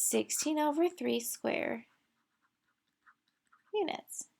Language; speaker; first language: English; native; English